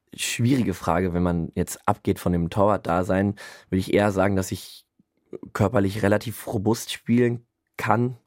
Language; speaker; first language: German; native; German